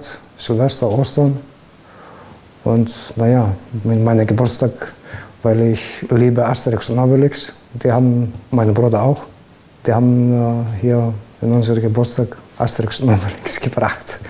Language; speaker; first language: German; non-native, fluent; Greek